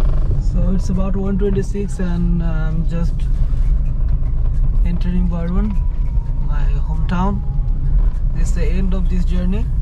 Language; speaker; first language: English; non-native, local second language; Bangla